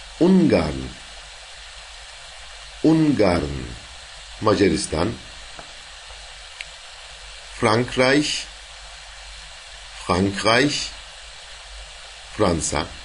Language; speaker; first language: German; non-native, fluent; Turkish